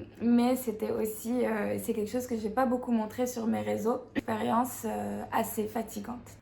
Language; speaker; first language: French; non-native, local second language; Arabic